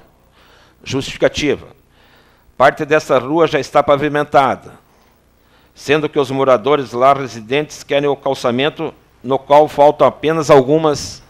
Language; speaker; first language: Portuguese; native; Portuguese